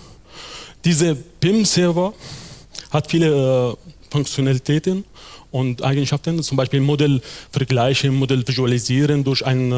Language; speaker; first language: German; non-native, fluent; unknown